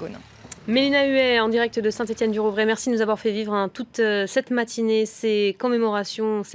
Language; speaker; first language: French; native; French